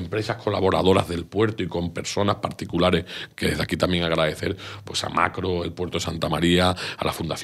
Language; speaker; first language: Spanish; native; Spanish